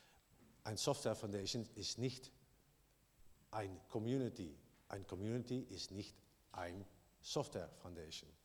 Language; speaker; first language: German; non-native, learner; Dutch